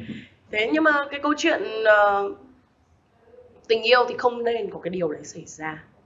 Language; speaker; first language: Vietnamese; native; Vietnamese